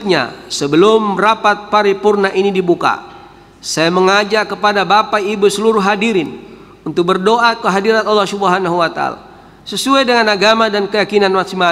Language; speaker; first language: Indonesian; native; Indonesian